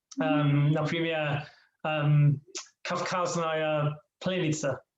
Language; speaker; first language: Russian; non-native, learner; English